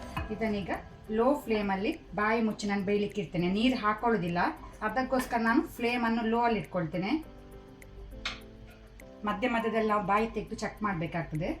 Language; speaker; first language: Kannada; native; Kannada